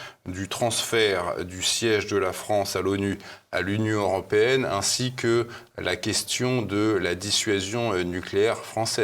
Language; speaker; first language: French; native; French